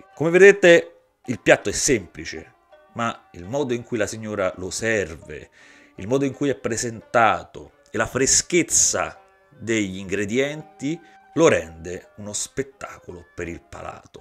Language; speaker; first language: Italian; native; Italian